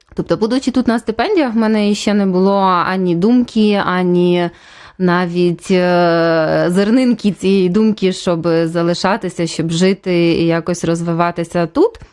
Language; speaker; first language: Ukrainian; native; Ukrainian